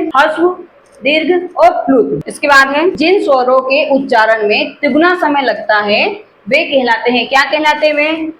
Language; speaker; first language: Hindi; native; Hindi